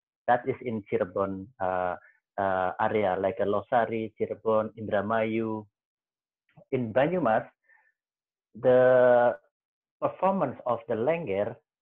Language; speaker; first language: English; non-native, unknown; Javanese